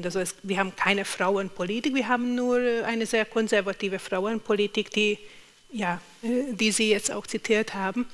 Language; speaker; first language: German; non-native, fluent; Hungarian